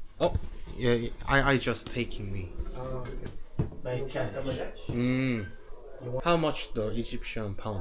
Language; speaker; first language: English; non-native, learner; Korean